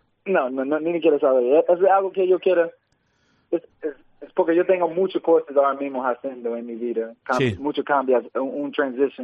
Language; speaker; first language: Spanish; early bilingual, heritage; English